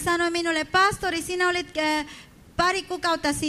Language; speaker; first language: Finnish; non-native, fluent; Spanish